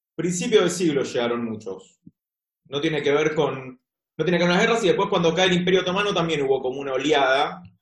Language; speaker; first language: Spanish; native; Spanish